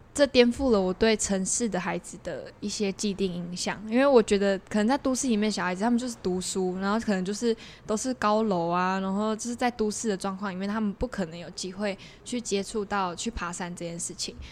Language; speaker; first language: Chinese; non-native, local second language; Min Nan Chinese